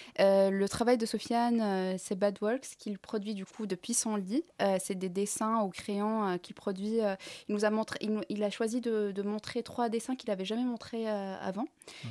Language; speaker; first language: French; non-native, local second language; Arabic